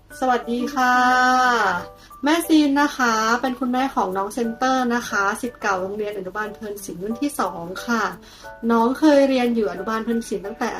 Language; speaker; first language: Thai; native; Thai